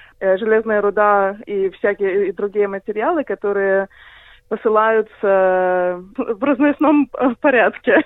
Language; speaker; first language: Russian; native; Russian